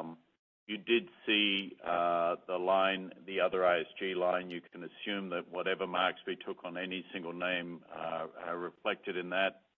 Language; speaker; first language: English; native; English